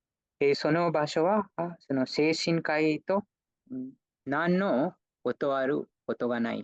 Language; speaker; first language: Japanese; non-native, fluent; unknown